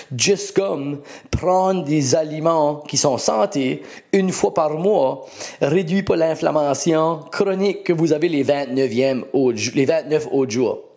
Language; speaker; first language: French; native; French